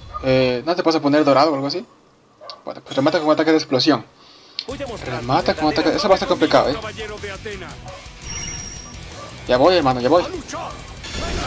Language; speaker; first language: Spanish; native; Spanish